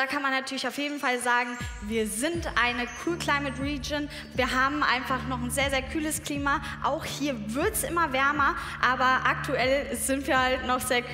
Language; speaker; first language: German; native; German